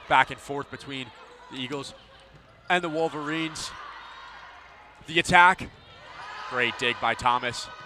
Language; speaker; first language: English; native; English